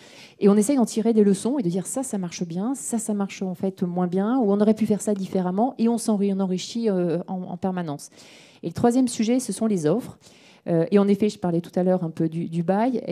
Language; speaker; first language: French; native; French